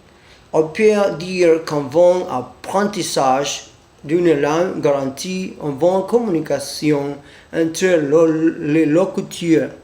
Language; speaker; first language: French; non-native, learner; Spanish